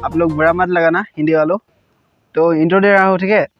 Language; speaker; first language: Hindi; non-native, local second language; Assamese